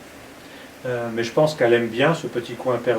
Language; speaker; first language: French; native; French